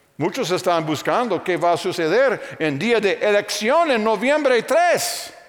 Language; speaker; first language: Spanish; non-native, fluent; English